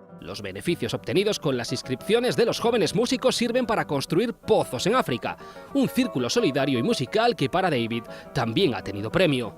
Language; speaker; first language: Spanish; native; Spanish